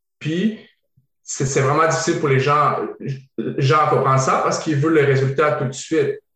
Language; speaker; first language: French; early bilingual, other home language; Bosnian